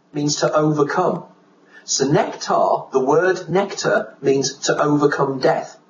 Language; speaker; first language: English; native; English